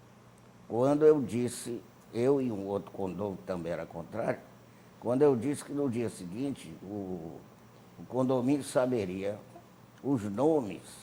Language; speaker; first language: Portuguese; native; Portuguese